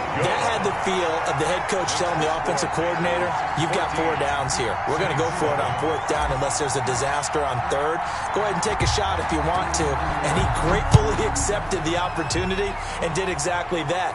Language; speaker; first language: English; native; English